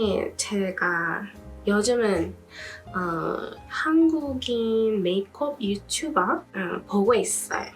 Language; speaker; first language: Korean; non-native, learner; English